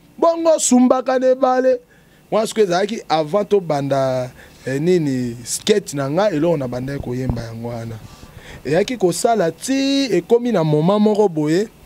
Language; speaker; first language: Lingala; native; Lingala